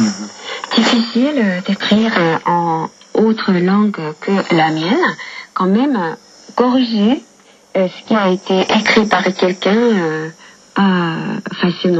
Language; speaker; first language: French; non-native, fluent; Korean